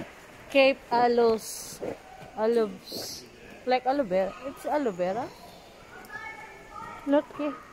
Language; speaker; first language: English; non-native, learner; Filipino